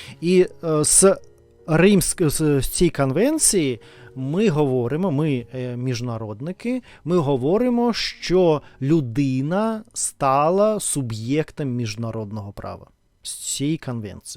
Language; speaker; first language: Ukrainian; non-native, learner; Russian